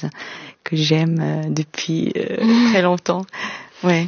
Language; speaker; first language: French; non-native, fluent; Korean